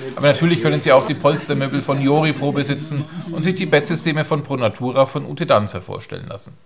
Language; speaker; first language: German; native; German